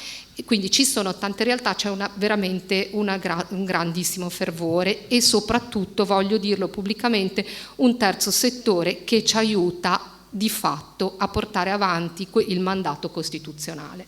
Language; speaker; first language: Italian; native; Italian